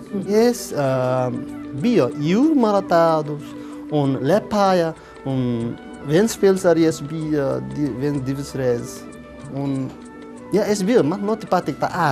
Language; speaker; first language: Latvian; non-native, learner; Nepali